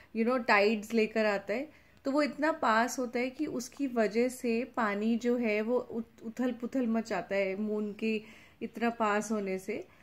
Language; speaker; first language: Hindi; native; Hindi